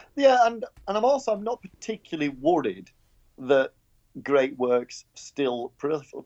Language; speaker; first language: English; native; English